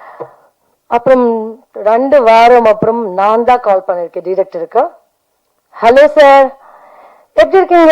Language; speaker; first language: Tamil; non-native, learner; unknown